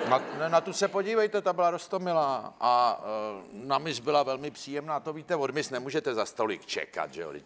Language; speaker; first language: Czech; native; Czech